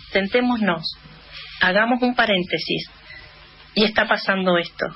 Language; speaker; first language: Spanish; native; Spanish